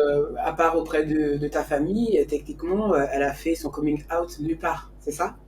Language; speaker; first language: French; native; French